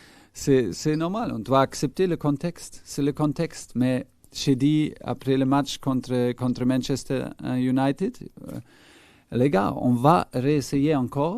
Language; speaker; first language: French; non-native, fluent; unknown